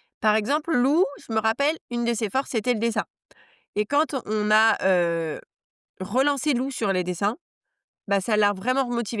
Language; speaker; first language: French; native; French